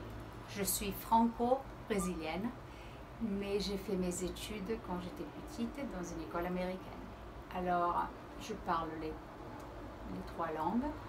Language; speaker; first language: French; early bilingual, heritage; Portuguese